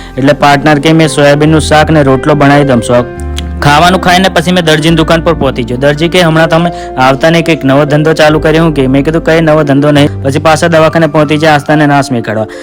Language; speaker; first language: Gujarati; non-native, local second language; Rathawi